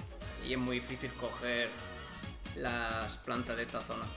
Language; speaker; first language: Spanish; native; Spanish